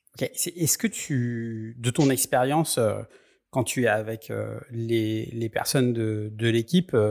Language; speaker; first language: French; native; French